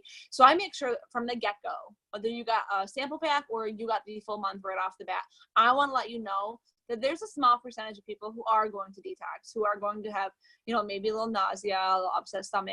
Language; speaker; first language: English; native; English